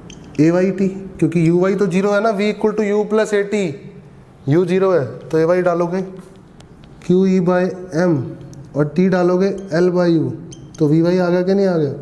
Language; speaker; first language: Hindi; native; Hindi